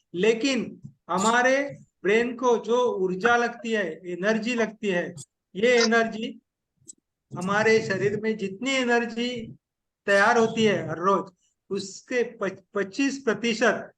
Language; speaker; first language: Hindi; non-native, local second language; Marathi